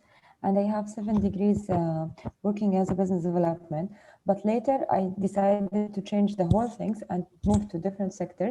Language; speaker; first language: English; non-native, fluent; Arabic